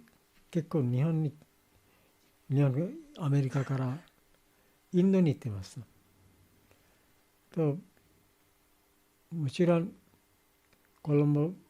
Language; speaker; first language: Japanese; non-native, fluent; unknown